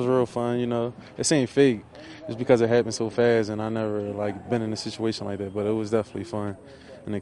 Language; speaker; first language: English; native; English